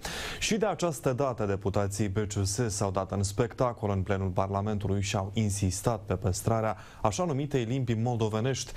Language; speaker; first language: Romanian; native; Romanian